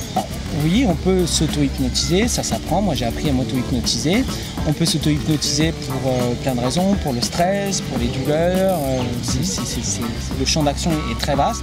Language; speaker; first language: French; native; French